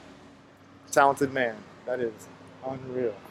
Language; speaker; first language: English; native; English